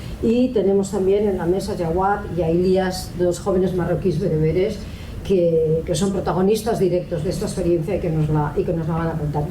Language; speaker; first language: Spanish; native; Spanish